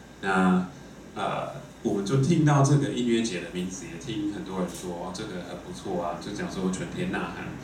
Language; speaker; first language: Chinese; non-native, fluent; English